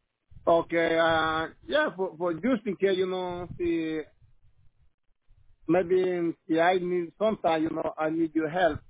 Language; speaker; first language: English; non-native, learner; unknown